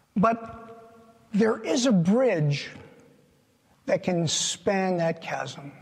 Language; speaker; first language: English; native; English